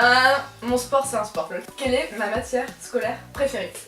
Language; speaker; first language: French; native; French